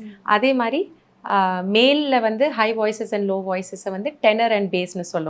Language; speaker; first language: Tamil; non-native, fluent; Malayalam